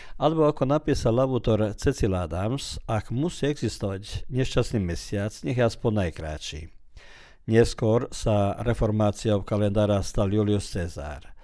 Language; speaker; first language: Slovak; early bilingual, heritage; Slovak